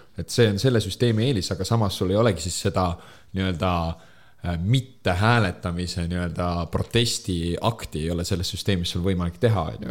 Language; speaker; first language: Estonian; native; Estonian